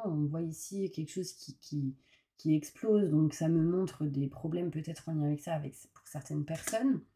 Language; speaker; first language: French; native; French